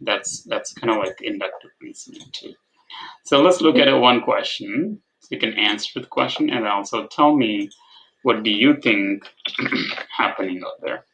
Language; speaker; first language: English; non-native, fluent; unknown